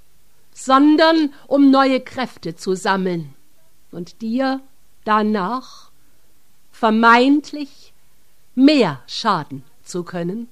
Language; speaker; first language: German; native; German